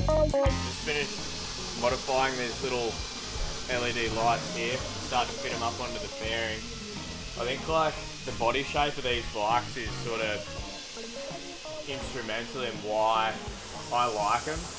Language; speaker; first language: English; native; English